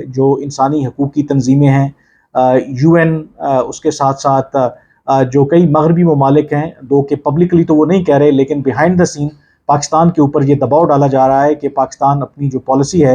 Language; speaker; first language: Urdu; native; Urdu